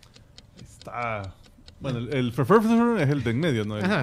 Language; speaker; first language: Spanish; native; Spanish